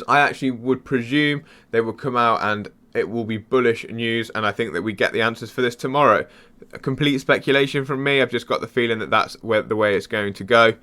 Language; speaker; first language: English; native; English